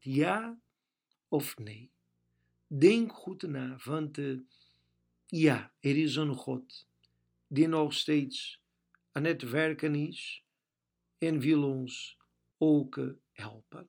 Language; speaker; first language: Dutch; non-native, fluent; Portuguese